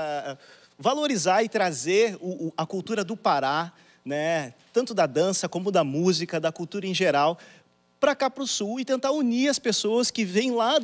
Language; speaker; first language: Portuguese; native; Portuguese